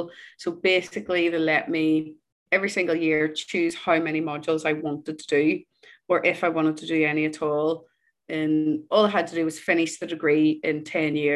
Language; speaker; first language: English; native; English